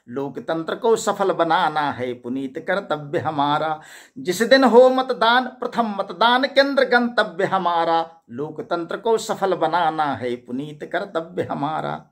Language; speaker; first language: Hindi; native; Hindi